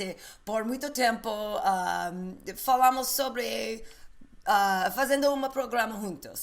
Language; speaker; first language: Portuguese; non-native, learner; English